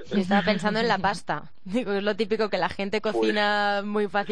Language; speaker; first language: Spanish; native; Spanish